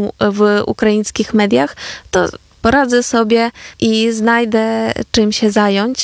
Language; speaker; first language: Polish; non-native, fluent; Ukrainian